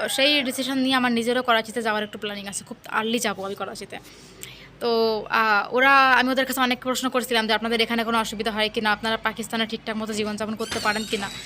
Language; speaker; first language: Bangla; native; Bangla